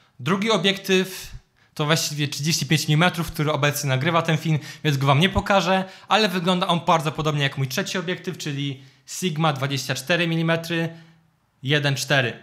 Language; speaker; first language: Polish; native; Polish